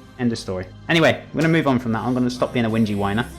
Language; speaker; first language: English; native; English